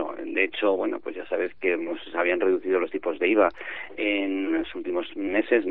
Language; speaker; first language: Spanish; native; Spanish